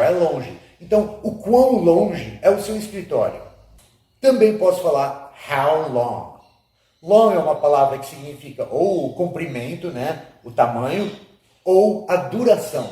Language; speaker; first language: Portuguese; non-native, fluent; English